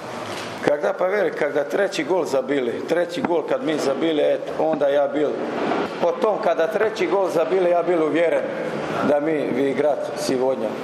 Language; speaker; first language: Russian; non-native, learner; Croatian